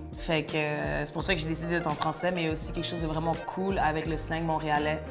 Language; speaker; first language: French; early bilingual, other home language; Bambara